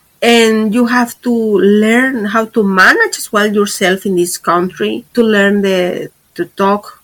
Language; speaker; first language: English; non-native, fluent; Spanish